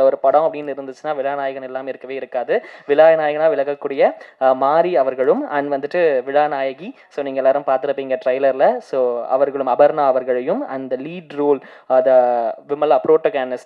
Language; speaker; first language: Tamil; native; Tamil